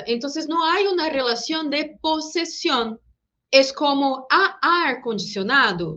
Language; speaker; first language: Spanish; non-native, fluent; Portuguese